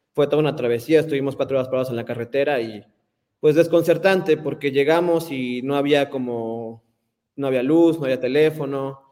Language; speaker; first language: Spanish; native; Spanish